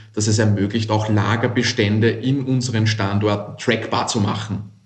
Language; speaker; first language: German; native; German